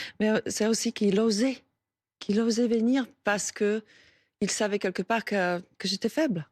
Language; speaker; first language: French; non-native, fluent; Slovak